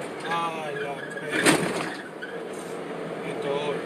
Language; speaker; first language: Spanish; native; Spanish